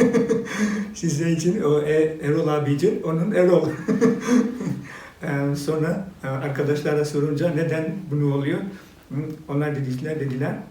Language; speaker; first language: Turkish; non-native, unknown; Albanian